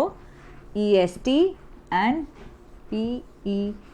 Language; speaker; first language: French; non-native, fluent; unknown